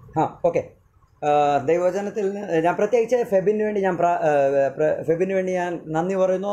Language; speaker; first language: Malayalam; early bilingual, heritage; Malayalam